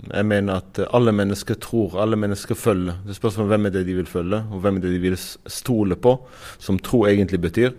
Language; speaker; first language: Norwegian; non-native, fluent; Arabic